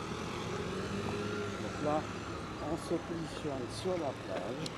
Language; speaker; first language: French; native; French